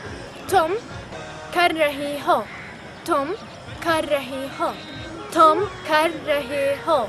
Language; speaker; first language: Hindi; non-native, fluent; Arabic